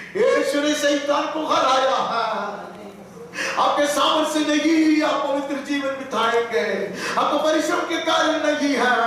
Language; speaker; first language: Hindi; non-native, local second language; Telugu